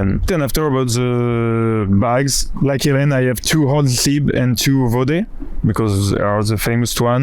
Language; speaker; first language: English; non-native, learner; French